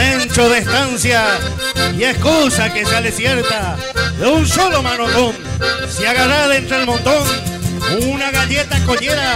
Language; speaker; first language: Spanish; native; Spanish